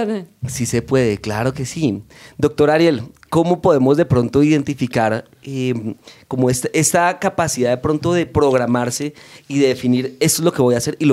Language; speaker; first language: Spanish; native; Spanish